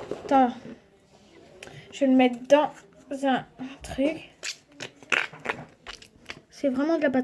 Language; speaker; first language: French; native; French